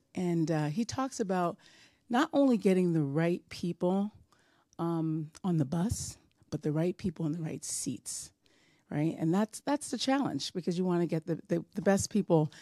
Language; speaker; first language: English; native; English